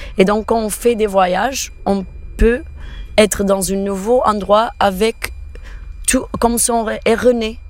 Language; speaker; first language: French; non-native, fluent; Portuguese